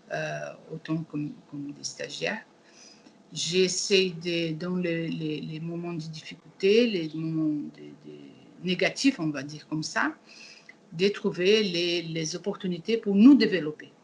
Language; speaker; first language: French; non-native, learner; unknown